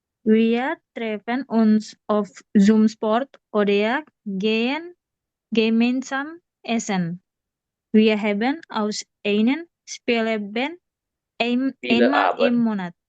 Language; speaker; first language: German; non-native, learner; Indonesian